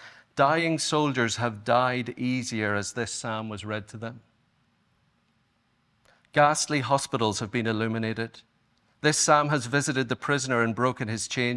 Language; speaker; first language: English; native; English